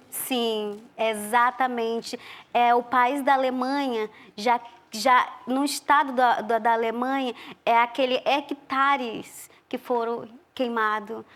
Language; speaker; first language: Portuguese; non-native, local second language; Ticuna